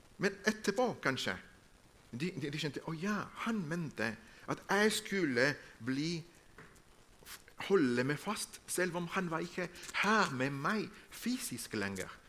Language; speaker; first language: Norwegian; non-native, fluent; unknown